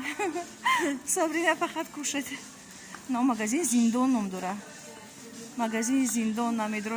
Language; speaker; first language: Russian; non-native, local second language; Tajik